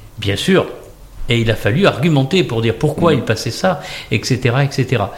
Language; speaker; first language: French; native; French